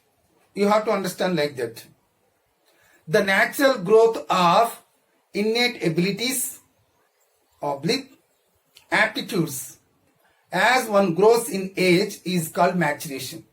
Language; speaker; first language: English; non-native, local second language; Telugu